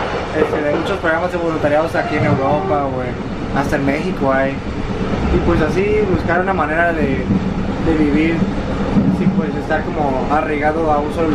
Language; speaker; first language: Spanish; native; Spanish